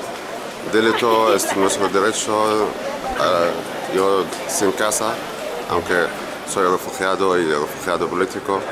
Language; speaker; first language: Spanish; non-native, fluent; Arabic